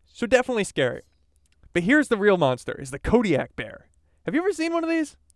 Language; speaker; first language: English; native; English